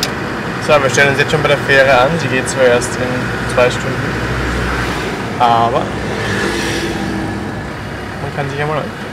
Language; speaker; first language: German; native; German